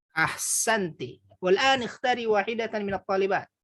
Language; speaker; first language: Arabic; non-native, fluent; Indonesian